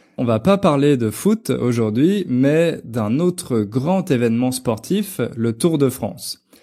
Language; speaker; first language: French; native; French